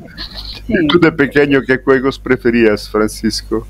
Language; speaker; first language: Spanish; non-native, fluent; Italian